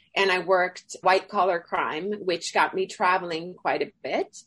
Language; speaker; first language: English; early bilingual, other home language; Swedish